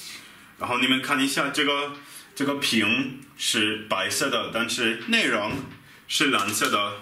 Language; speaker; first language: Chinese; non-native, fluent; German